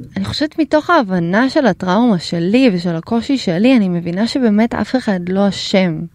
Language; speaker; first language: Hebrew; early bilingual, other home language; Russian